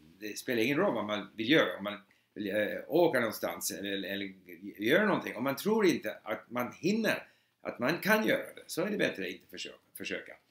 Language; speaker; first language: Swedish; non-native, fluent; English